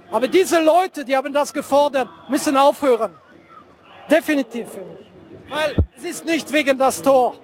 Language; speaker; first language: German; non-native, fluent; French